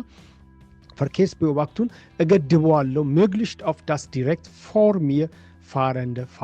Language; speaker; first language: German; non-native, fluent; Amharic